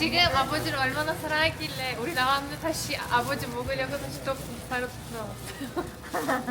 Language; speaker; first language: Korean; non-native, learner; Turkish